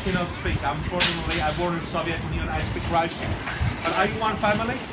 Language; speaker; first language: English; non-native, fluent; Azerbaijani